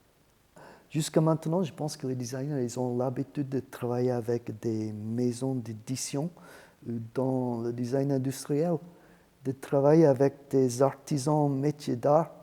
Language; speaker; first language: French; non-native, fluent; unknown